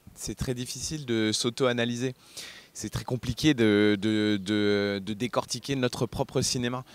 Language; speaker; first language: French; native; French